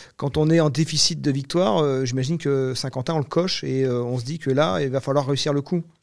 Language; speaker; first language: French; native; French